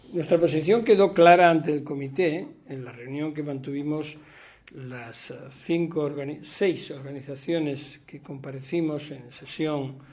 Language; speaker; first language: Spanish; native; Spanish